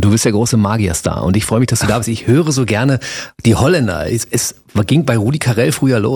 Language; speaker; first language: German; native; German